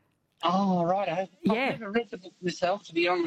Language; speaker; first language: English; native; English